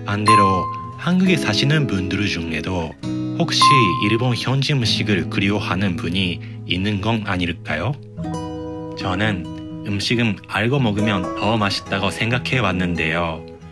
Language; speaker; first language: Korean; non-native, fluent; Japanese